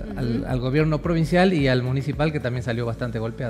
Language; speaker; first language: Spanish; native; Spanish